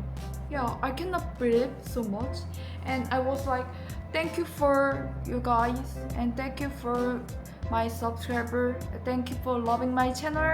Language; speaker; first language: English; non-native, learner; Korean